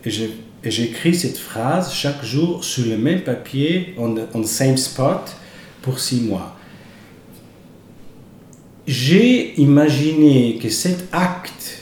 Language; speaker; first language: French; non-native, fluent; Italian